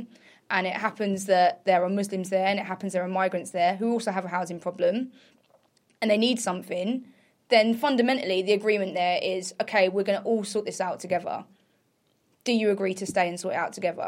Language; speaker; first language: English; native; English